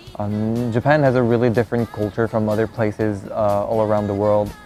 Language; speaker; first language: English; non-native, fluent; French